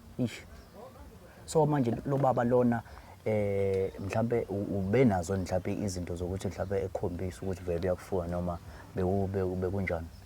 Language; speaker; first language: Zulu; native; Zulu